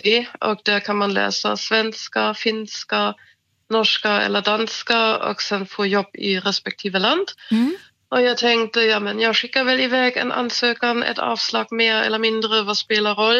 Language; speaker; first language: Swedish; non-native, fluent; German